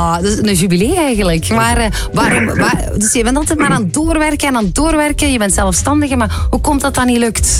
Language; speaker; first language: Dutch; native; Dutch